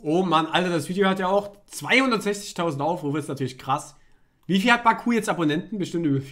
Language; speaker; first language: German; native; German